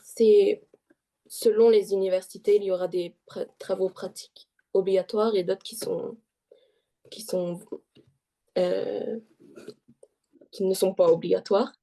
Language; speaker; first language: French; early bilingual, heritage; French